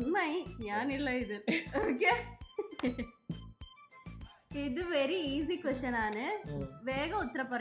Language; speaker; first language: Malayalam; non-native, learner; Tamil